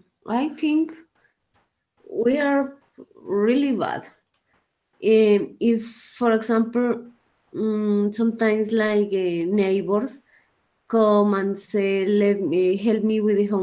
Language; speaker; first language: English; non-native, learner; Spanish